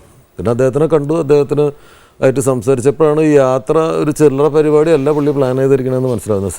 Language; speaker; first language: Malayalam; native; Malayalam